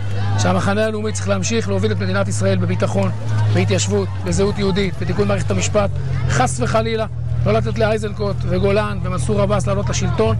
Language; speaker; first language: Hebrew; native; Hebrew